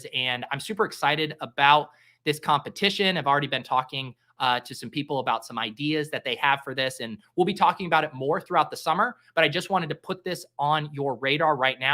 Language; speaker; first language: English; native; English